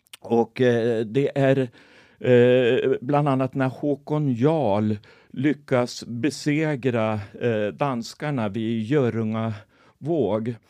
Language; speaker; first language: Swedish; native; Swedish